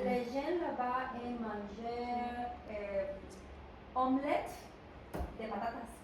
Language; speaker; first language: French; non-native, learner; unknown